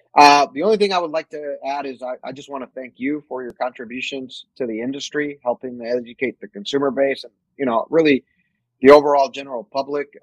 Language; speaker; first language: English; non-native, fluent; Spanish